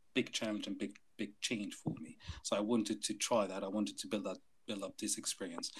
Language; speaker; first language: English; non-native, fluent; Arabic